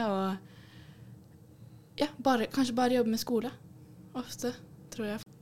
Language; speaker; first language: Norwegian; native; Norwegian